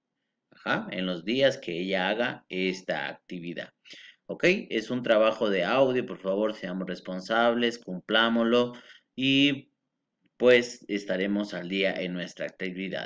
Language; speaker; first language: Spanish; native; Spanish